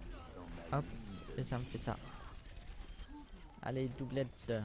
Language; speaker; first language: French; native; French